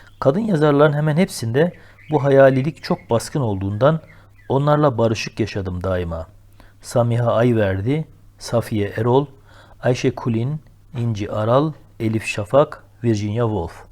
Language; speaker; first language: Turkish; native; Turkish